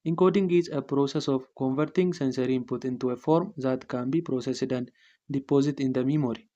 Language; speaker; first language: English; non-native, local second language; Amharic